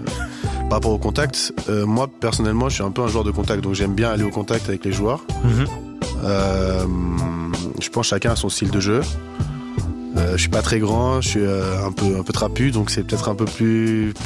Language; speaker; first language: French; native; French